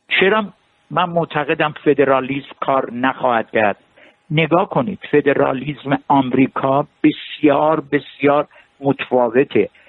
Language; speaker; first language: Persian; non-native, local second language; Armenian